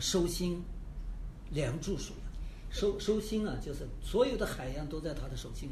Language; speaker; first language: Chinese; native; Chinese